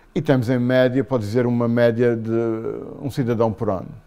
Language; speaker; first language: Portuguese; native; Portuguese